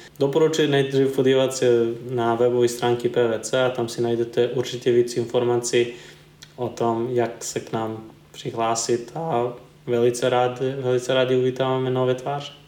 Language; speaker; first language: Czech; non-native, fluent; Serbian